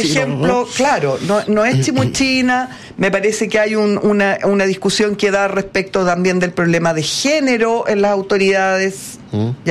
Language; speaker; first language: Spanish; native; Spanish